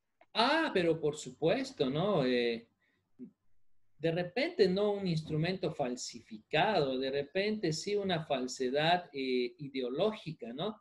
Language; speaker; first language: Spanish; native; Spanish